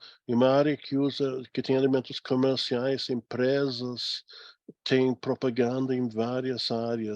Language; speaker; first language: Portuguese; non-native, fluent; English